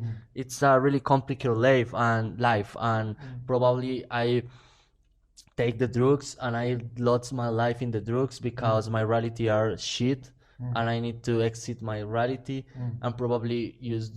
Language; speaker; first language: English; non-native, learner; Spanish